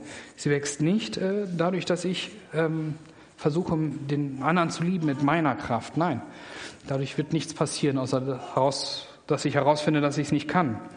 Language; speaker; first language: German; native; German